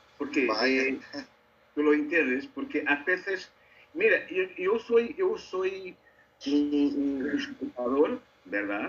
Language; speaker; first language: Spanish; non-native, learner; Portuguese